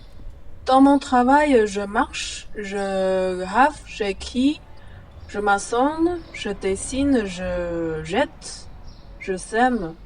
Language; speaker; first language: French; non-native, fluent; Chinese